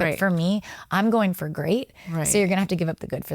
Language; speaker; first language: English; native; English